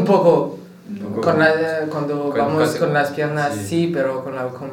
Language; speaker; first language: Spanish; non-native, learner; French